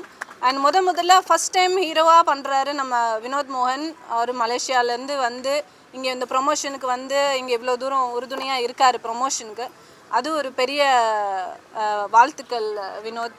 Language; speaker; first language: Tamil; native; Tamil